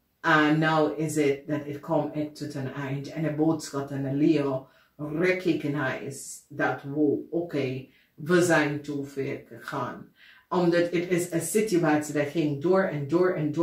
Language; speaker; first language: Dutch; non-native, fluent; English